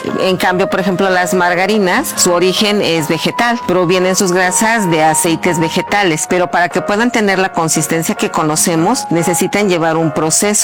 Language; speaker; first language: Spanish; native; Spanish